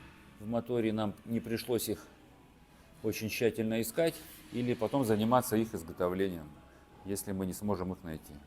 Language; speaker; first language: Russian; native; Russian